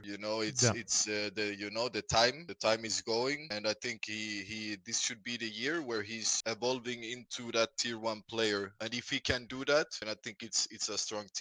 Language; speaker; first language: English; non-native, fluent; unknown